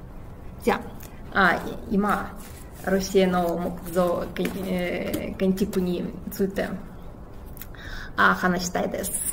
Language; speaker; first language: Japanese; non-native, fluent; Russian